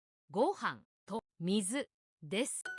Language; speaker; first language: Japanese; non-native, learner; English